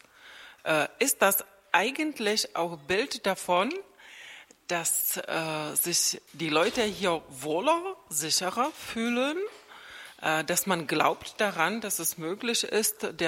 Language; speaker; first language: German; non-native, fluent; Czech